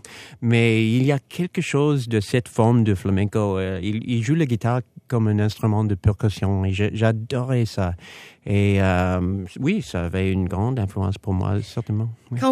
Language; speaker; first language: French; non-native, fluent; English